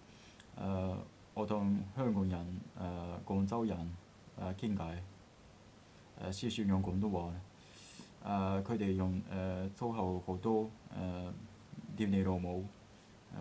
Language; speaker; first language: Cantonese; non-native, learner; Japanese